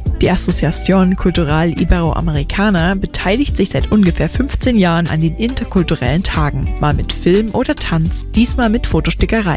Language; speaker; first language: German; native; German